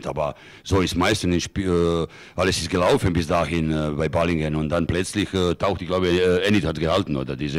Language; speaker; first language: German; non-native, fluent; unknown